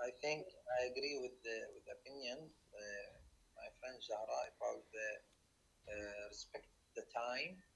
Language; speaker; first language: English; non-native, learner; Arabic